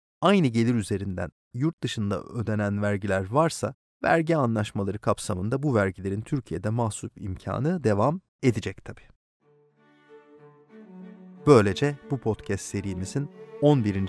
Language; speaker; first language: Turkish; native; Turkish